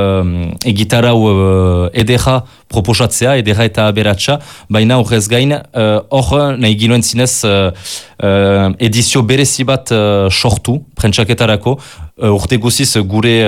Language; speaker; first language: Basque; native; Basque